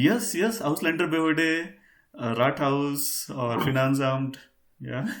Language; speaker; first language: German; non-native, fluent; Hindi